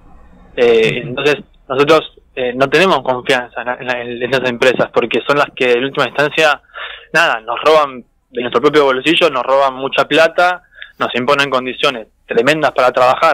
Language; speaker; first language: Spanish; native; Spanish